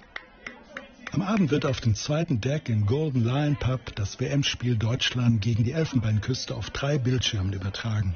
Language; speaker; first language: German; native; German